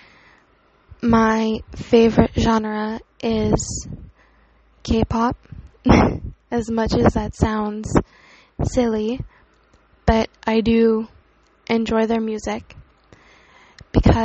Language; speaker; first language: English; native; English